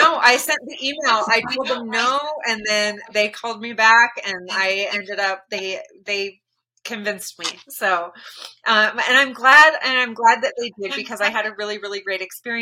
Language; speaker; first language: English; native; English